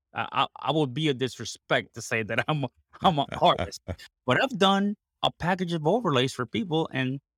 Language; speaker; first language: English; non-native, fluent; Spanish